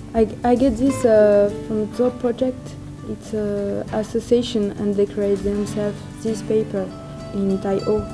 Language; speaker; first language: English; non-native, learner; French